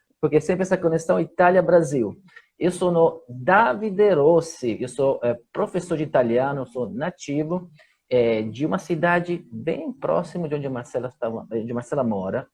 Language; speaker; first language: Portuguese; non-native, fluent; Italian